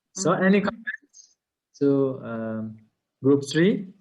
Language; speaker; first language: English; non-native, fluent; Uzbek